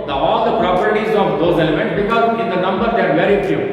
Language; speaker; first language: English; non-native, local second language; Kannada